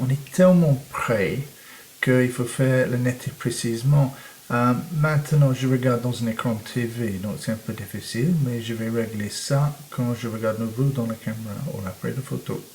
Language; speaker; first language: French; non-native, fluent; English